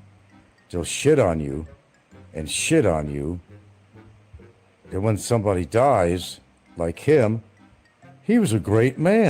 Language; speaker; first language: English; native; English